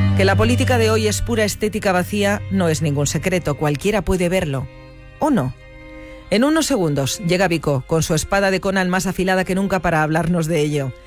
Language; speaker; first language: Spanish; native; Spanish